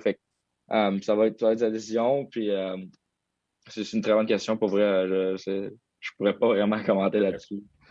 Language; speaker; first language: French; native; French